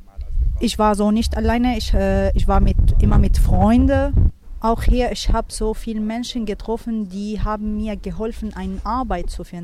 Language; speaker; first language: German; non-native, learner; Arabic